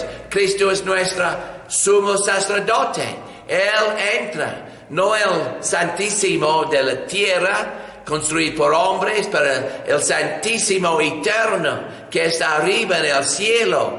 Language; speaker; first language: Spanish; non-native, learner; English